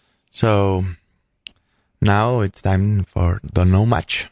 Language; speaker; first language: English; non-native, fluent; Catalan